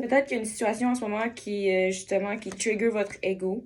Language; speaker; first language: French; native; French